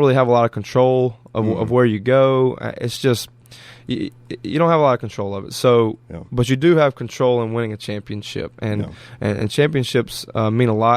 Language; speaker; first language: English; native; English